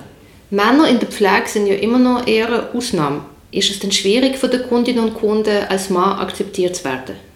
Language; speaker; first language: German; native; German